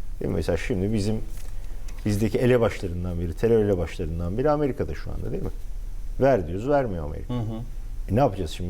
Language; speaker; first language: Turkish; native; Turkish